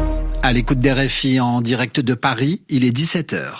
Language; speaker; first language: French; native; French